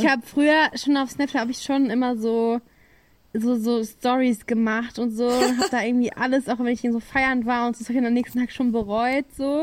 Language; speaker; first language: German; native; German